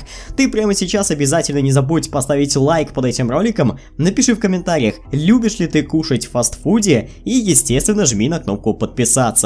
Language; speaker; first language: Russian; native; Russian